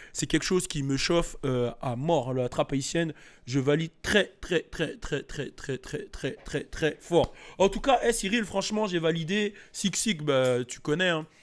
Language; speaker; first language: French; early bilingual, other home language; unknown